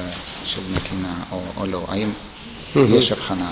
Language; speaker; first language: Hebrew; non-native, fluent; Russian